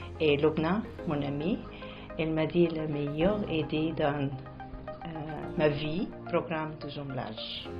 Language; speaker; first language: French; non-native, learner; Arabic